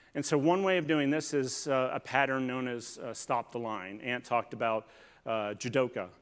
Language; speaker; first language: English; native; English